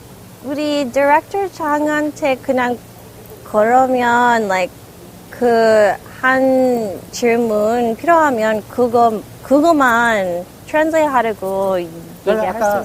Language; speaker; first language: Korean; early bilingual, heritage; English